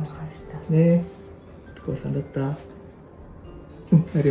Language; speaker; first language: Japanese; native; Japanese